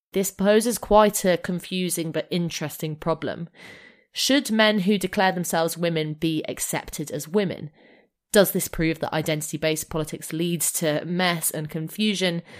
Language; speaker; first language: English; native; English